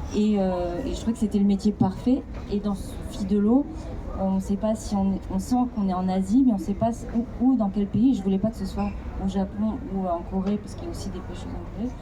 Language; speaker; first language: French; native; French